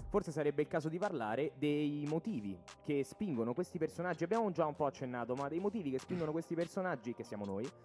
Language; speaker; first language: Italian; native; Italian